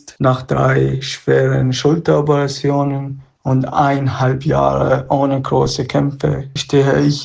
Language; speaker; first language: German; non-native, learner; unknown